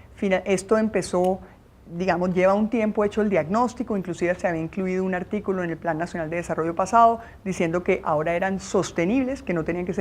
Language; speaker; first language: Spanish; native; Spanish